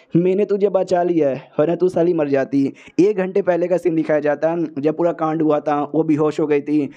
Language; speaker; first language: Hindi; native; Hindi